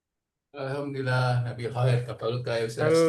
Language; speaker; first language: Arabic; non-native, learner; Malay